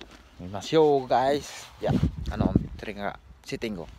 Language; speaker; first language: Japanese; non-native, learner; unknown